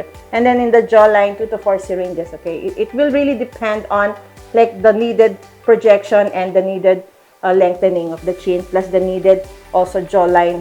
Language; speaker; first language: English; non-native, local second language; Filipino